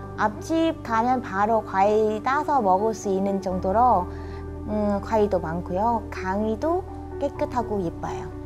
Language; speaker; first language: Korean; non-native, fluent; Vietnamese